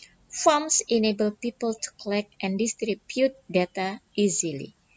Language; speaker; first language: English; non-native, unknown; Indonesian